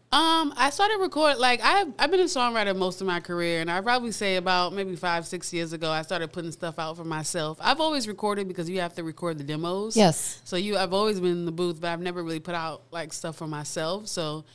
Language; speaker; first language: English; native; English